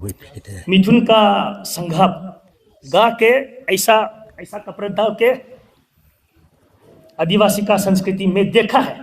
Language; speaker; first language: Hindi; non-native, local second language; Thado Chin